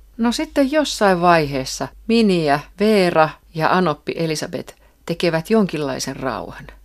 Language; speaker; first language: Finnish; native; Finnish